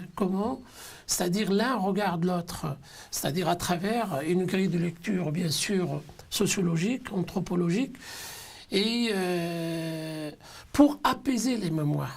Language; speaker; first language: French; non-native, local second language; Arabic